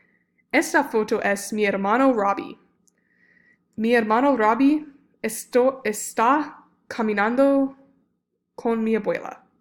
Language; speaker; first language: Spanish; non-native, learner; English